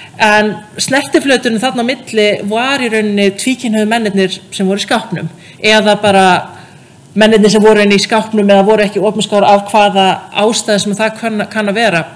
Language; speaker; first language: Icelandic; native; Icelandic